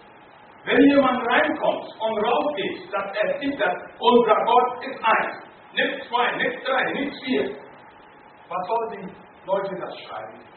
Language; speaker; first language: German; non-native, learner; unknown